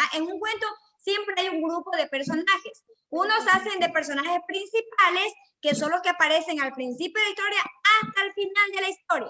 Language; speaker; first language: Spanish; native; Spanish